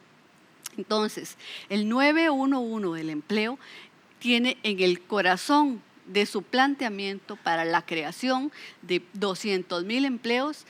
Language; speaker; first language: Spanish; native; Spanish